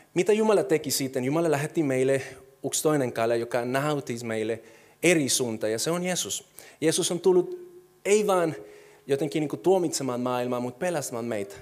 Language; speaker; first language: Finnish; non-native, fluent; Spanish